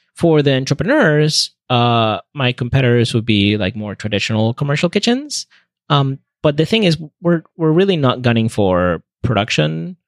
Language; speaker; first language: English; non-native, fluent; Spanish